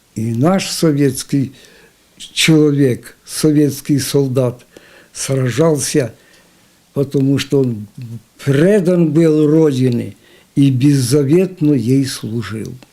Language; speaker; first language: Russian; non-native, local second language; Ukrainian